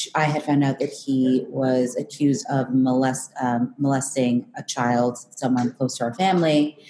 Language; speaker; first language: English; native; English